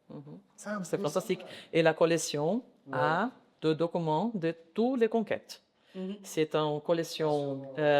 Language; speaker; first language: French; non-native, learner; Portuguese